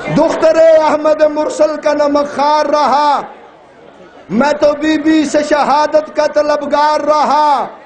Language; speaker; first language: Urdu; non-native, local second language; Punjabi